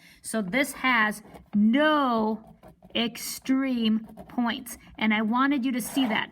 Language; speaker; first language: English; native; English